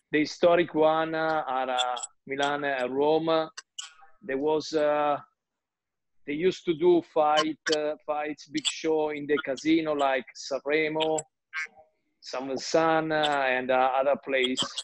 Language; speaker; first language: English; non-native, fluent; Italian